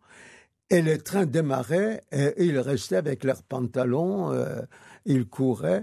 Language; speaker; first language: French; non-native, fluent; Yiddish